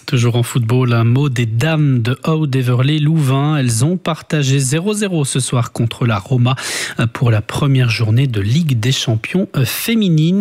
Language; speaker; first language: French; native; French